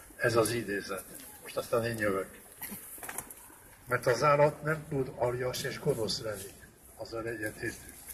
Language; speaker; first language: Hungarian; non-native, fluent; French